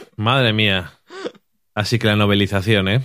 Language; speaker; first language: Spanish; native; Spanish